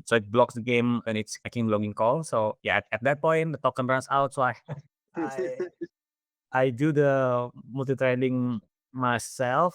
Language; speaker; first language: English; non-native, fluent; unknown